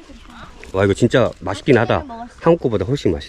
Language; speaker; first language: Korean; native; Korean